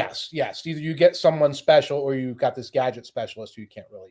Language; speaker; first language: English; native; English